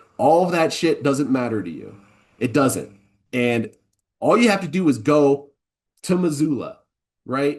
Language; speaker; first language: English; native; English